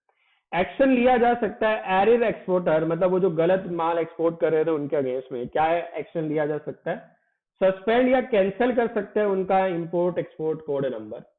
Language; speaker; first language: Hindi; native; Hindi